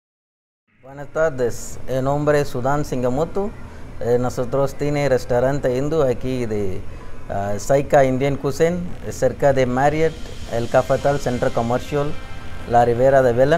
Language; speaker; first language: Spanish; non-native, learner; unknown